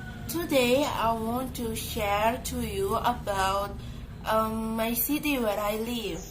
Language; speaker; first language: English; non-native, learner; Indonesian